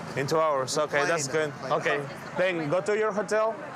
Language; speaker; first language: English; non-native, fluent; Spanish